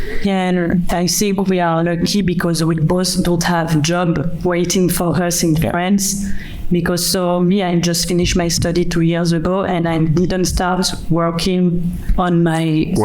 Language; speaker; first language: English; non-native, fluent; French